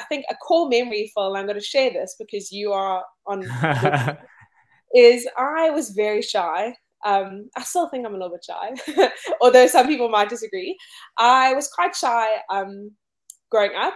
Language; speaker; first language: English; native; English